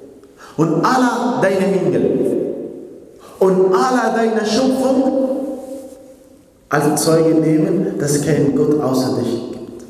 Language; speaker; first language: German; non-native, fluent; Arabic